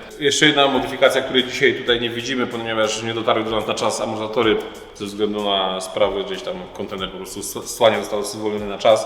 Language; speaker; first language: Polish; native; Polish